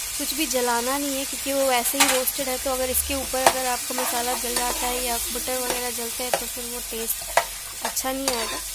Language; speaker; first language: Hindi; non-native, local second language; Bangla